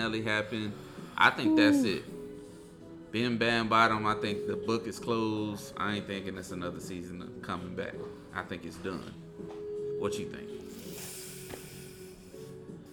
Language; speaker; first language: English; native; English